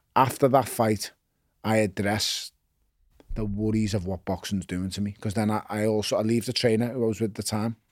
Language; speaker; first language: English; native; English